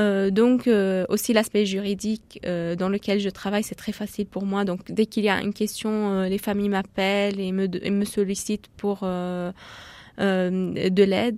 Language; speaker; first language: French; non-native, fluent; Arabic